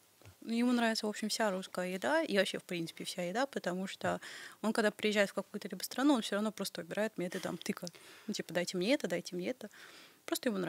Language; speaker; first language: Russian; native; Russian